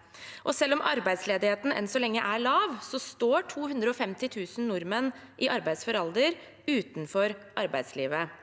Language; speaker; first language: Norwegian; native; Norwegian